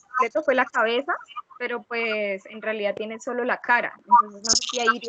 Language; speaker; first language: Spanish; native; Spanish